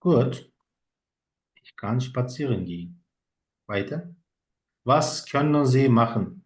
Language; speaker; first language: German; non-native, fluent; Turkish